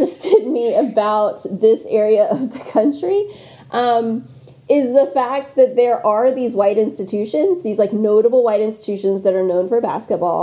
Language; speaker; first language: English; native; English